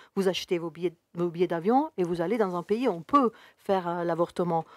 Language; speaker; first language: French; non-native, fluent; Spanish